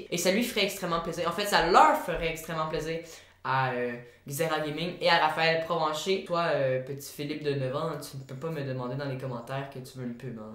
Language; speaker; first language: French; native; French